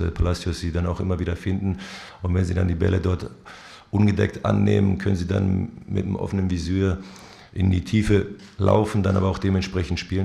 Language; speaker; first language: German; native; German